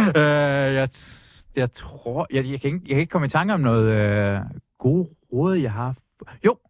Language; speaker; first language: Danish; early bilingual, other home language; Persian